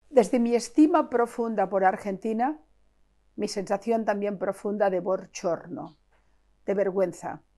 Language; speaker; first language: Spanish; non-native, local second language; Catalan